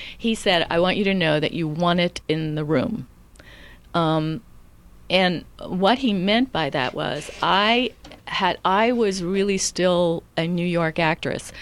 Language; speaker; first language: English; native; English